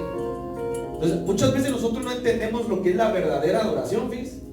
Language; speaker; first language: Spanish; native; Spanish